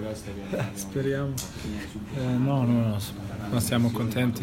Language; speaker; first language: Italian; non-native, fluent; Bosnian